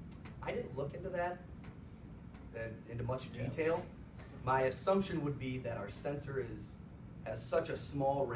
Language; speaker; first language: English; native; English